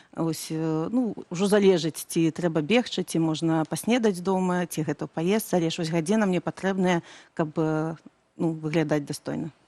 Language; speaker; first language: Belarusian; non-native, local second language; Russian